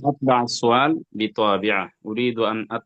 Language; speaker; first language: Arabic; non-native, learner; Bangla